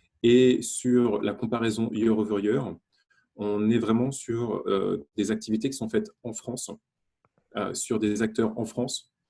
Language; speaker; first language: French; native; French